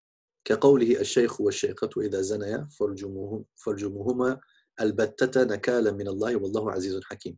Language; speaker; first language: Arabic; non-native, fluent; English